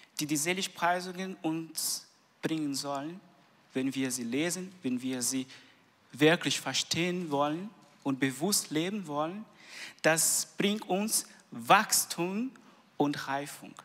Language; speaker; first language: German; non-native, learner; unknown